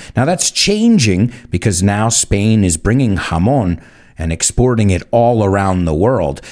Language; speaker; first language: English; early bilingual, other home language; Spanish